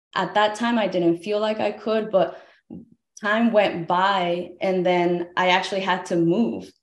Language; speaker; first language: English; early bilingual, other home language; Spanish